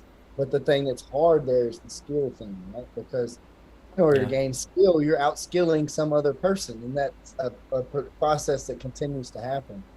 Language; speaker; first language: English; native; English